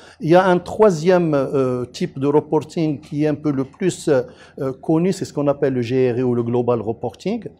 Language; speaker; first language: French; non-native, local second language; Arabic